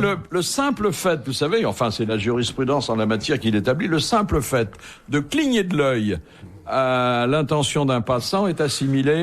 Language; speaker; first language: French; native; French